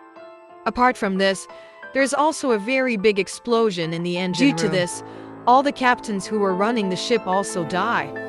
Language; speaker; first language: English; non-native, local second language; Hindi